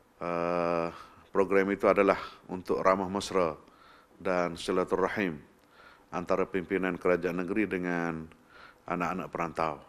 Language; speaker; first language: Malay; native; Malay